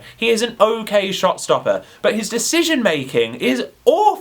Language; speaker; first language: English; native; English